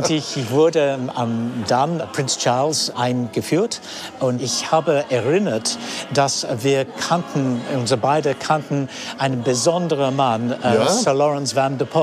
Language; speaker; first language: German; non-native, fluent; English